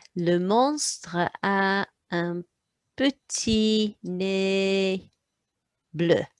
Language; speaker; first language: French; non-native, fluent; English